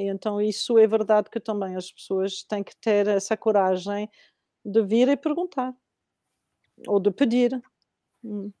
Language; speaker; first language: Portuguese; non-native, fluent; Spanish